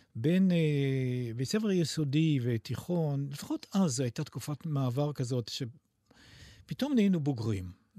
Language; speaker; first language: Hebrew; native; Hebrew